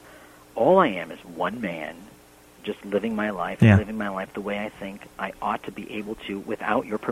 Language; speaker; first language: English; native; English